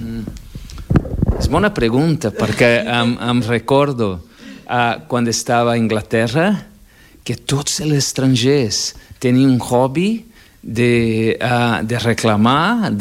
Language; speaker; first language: Catalan; non-native, fluent; Portuguese